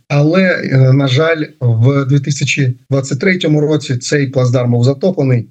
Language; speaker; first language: Ukrainian; native; Ukrainian